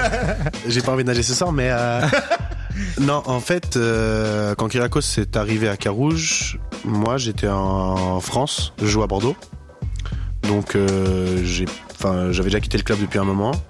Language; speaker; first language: French; native; French